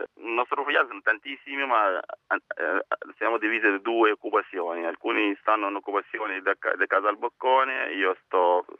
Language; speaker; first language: Italian; non-native, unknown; Arabic